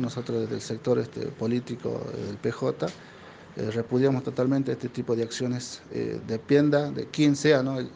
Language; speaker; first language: Spanish; native; Spanish